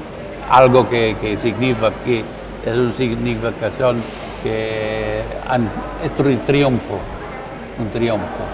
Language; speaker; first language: Spanish; non-native, learner; Dutch